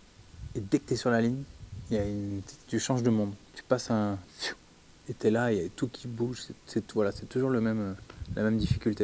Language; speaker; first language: French; native; French